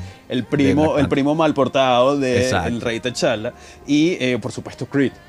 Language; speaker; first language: Spanish; native; Spanish